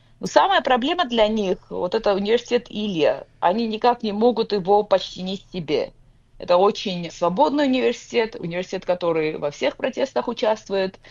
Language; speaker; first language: Russian; non-native, local second language; Georgian